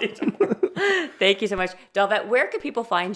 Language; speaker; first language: English; native; English